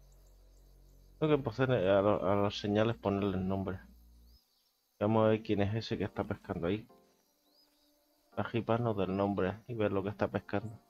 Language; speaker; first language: Spanish; native; Spanish